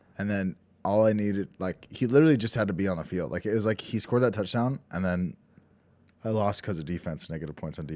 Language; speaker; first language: English; native; English